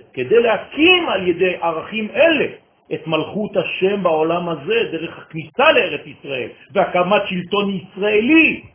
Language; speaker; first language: Hebrew; non-native, fluent; French